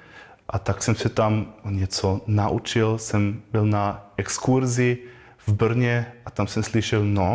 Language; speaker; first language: Czech; non-native, fluent; Croatian